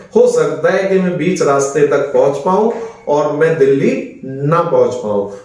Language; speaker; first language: Hindi; native; Hindi